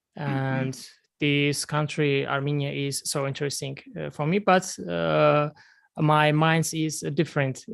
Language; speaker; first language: English; non-native, learner; Azerbaijani